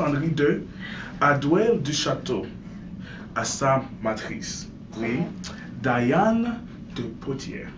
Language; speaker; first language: French; non-native, learner; English